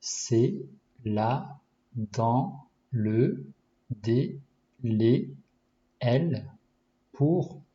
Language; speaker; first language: French; non-native, learner; Japanese